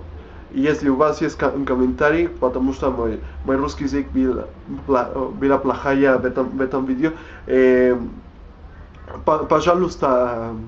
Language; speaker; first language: Russian; non-native, learner; Spanish